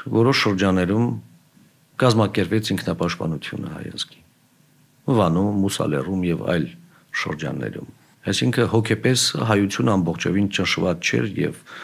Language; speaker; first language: Armenian; native; Armenian